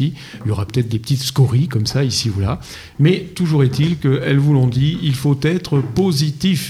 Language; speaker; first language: French; native; French